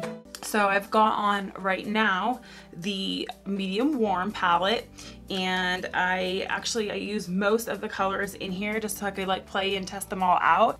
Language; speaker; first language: English; native; English